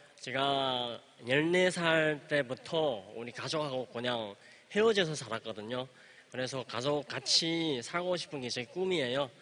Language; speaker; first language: Korean; native; Korean